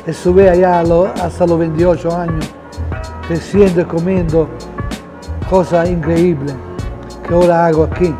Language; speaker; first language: Spanish; non-native, fluent; Italian